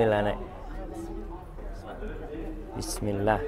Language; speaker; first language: Indonesian; native; Indonesian